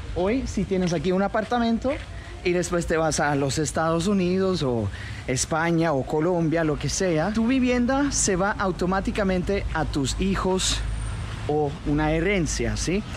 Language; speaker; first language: Spanish; non-native, fluent; Romanian